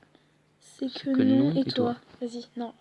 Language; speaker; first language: French; native; French